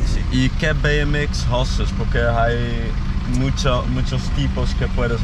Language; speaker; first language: Spanish; non-native, learner; Dutch